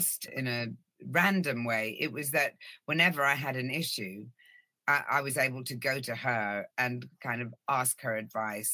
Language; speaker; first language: English; native; English